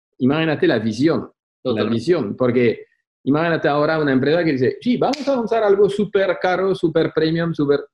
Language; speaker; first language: Spanish; non-native, fluent; French